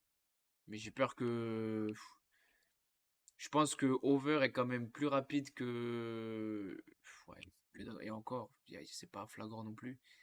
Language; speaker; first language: French; native; French